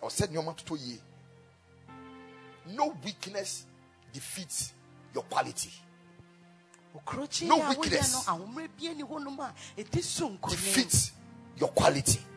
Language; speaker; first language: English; non-native, local second language; Akan